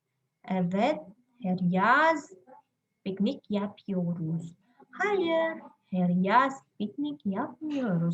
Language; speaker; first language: Turkish; non-native, learner; Indonesian